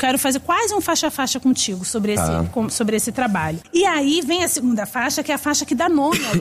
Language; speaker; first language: Portuguese; native; Portuguese